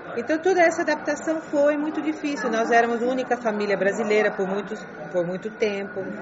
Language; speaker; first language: Portuguese; early bilingual, heritage; Portuguese